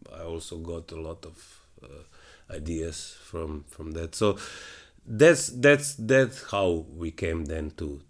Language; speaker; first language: English; non-native, fluent; Slovenian